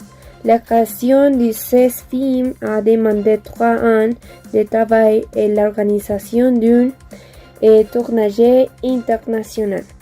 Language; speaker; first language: French; non-native, learner; Spanish